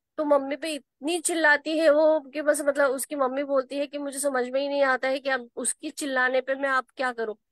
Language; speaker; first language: Hindi; non-native, local second language; Marathi